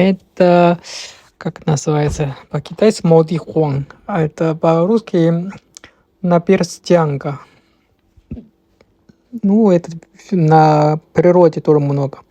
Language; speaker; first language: Russian; non-native, learner; Chinese